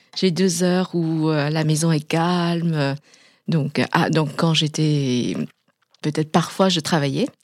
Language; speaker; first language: French; early bilingual, other home language; Vietnamese